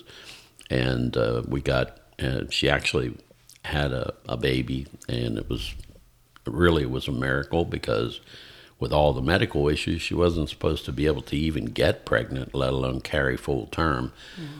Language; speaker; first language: English; native; English